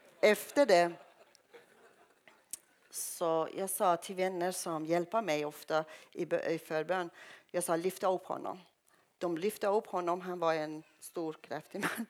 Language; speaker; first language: Swedish; non-native, fluent; Persian